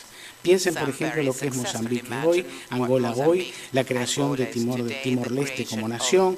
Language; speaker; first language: Spanish; native; Spanish